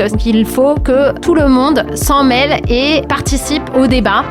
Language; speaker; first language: French; native; French